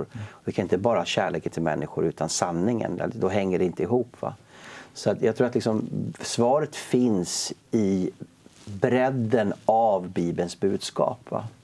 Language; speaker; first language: Swedish; native; Swedish